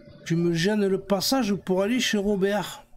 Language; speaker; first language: French; native; French